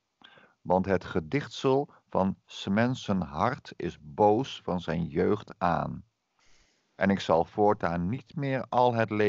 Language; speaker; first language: Dutch; native; Dutch